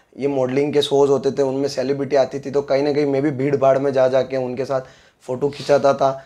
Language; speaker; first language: Hindi; native; Hindi